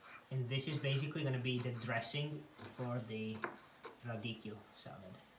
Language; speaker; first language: English; non-native, fluent; Italian